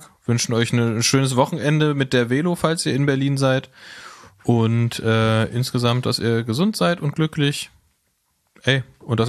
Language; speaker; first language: German; native; German